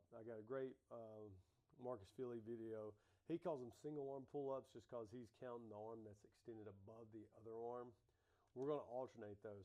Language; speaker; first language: English; native; English